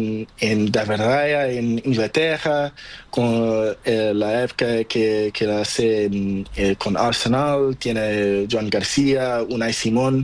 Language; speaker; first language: Spanish; non-native, learner; Portuguese